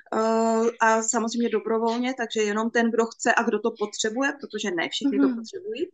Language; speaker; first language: Czech; native; Czech